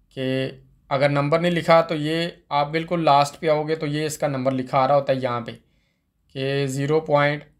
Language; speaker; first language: Urdu; non-native, local second language; Punjabi